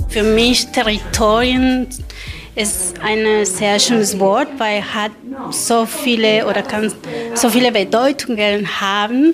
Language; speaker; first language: German; non-native, learner; Spanish